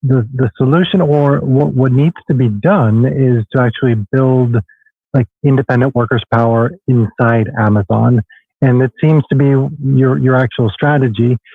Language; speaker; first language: English; non-native, fluent; Swedish